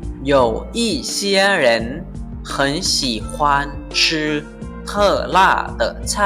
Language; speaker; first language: Chinese; non-native, fluent; Lao